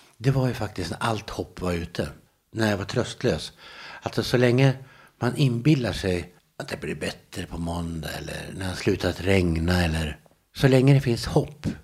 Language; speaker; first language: Swedish; native; Swedish